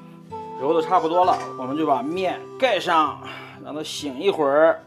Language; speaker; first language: Chinese; native; Chinese